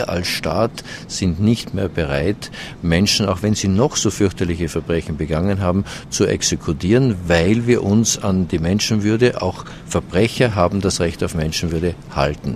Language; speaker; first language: German; native; German